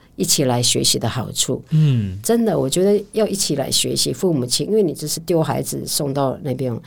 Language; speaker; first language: Chinese; native; Chinese